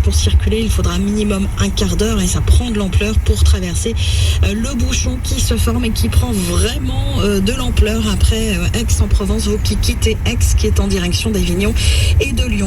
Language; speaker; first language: French; native; French